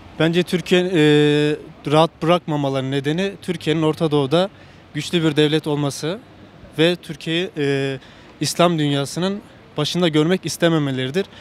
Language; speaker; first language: Turkish; native; Turkish